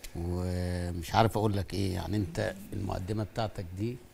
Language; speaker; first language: Arabic; native; Arabic